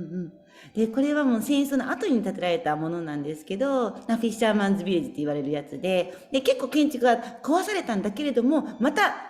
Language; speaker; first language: Japanese; native; Japanese